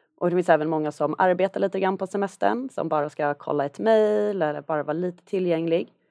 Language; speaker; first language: Swedish; native; Swedish